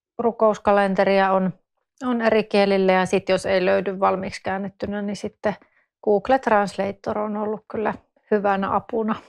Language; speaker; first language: Finnish; native; Finnish